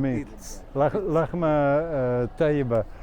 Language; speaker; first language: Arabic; non-native, learner; Latvian